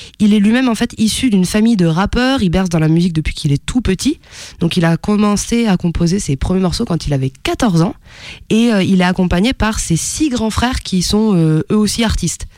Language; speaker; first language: French; native; French